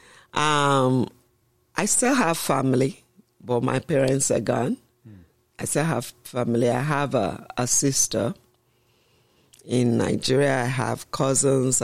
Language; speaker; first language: English; non-native, local second language; Yoruba